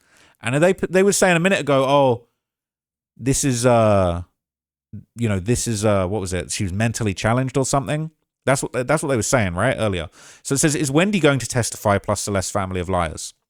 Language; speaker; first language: English; native; English